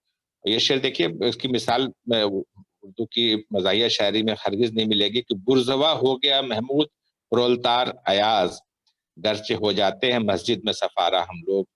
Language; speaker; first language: Urdu; native; Urdu